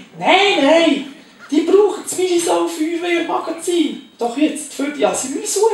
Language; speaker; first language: German; native; German